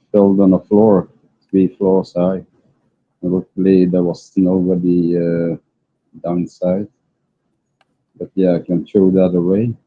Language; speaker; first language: English; non-native, learner; Dutch